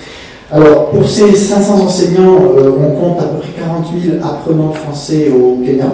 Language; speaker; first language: French; native; French